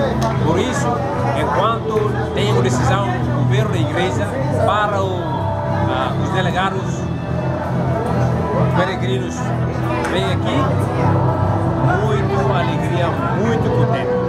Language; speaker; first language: Portuguese; non-native, learner; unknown